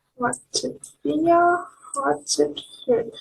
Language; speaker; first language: German; non-native, learner; Ukrainian